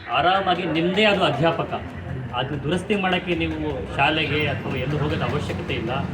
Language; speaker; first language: Kannada; non-native, local second language; Urdu